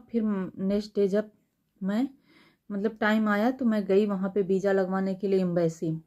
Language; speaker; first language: Hindi; native; Hindi